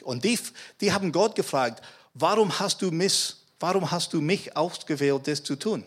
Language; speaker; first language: German; non-native, fluent; English